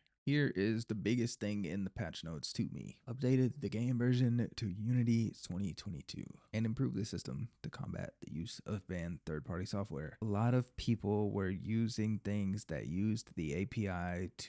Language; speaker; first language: English; native; English